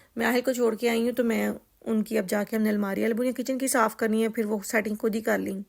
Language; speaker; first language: Urdu; native; Urdu